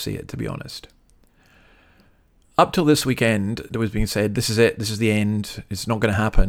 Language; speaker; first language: English; native; English